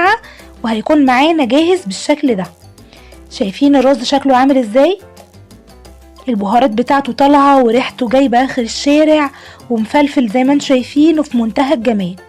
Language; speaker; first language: Arabic; native; Arabic